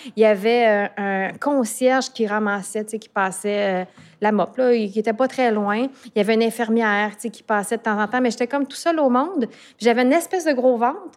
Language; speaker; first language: French; native; French